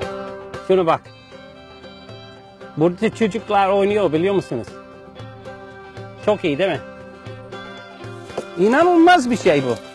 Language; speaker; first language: Turkish; non-native, fluent; English